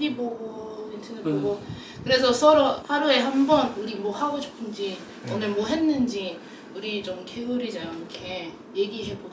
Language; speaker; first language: Korean; non-native, fluent; English